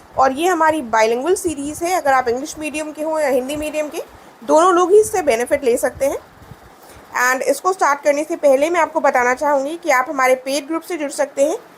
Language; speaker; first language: Hindi; native; Hindi